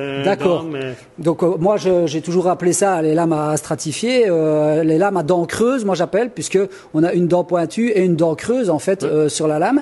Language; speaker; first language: French; native; French